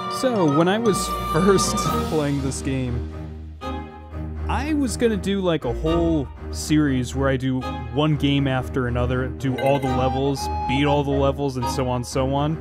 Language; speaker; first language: English; native; English